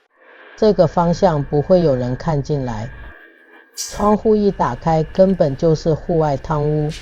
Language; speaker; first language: Chinese; native; Chinese